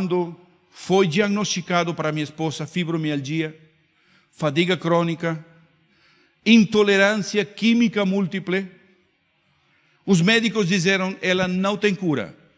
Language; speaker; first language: Portuguese; non-native, fluent; Spanish